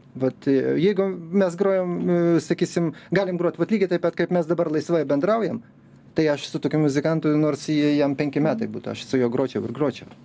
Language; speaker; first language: Lithuanian; non-native, local second language; Russian